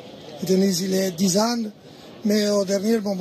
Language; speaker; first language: French; non-native, learner; Spanish